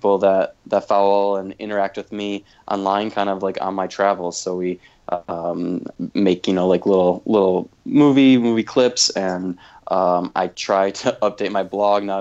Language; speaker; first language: English; native; English